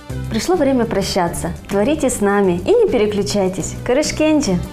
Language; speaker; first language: Russian; native; Russian